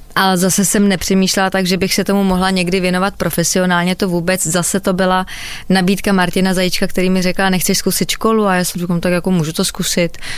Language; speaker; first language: Czech; native; Czech